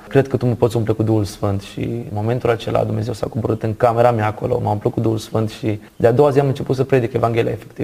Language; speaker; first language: Romanian; native; Romanian